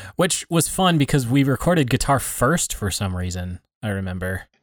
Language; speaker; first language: English; native; English